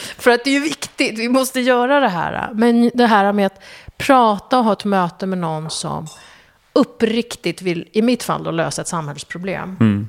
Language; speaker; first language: Swedish; early bilingual, other home language; Kurdish